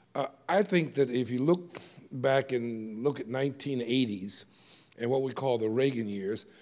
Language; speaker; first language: English; native; English